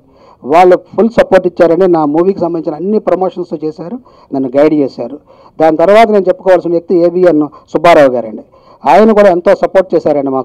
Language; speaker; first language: Telugu; native; Telugu